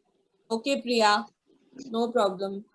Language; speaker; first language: English; non-native, local second language; Marathi